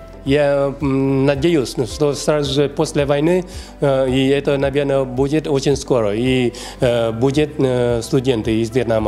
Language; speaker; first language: Russian; non-native, fluent; Vietnamese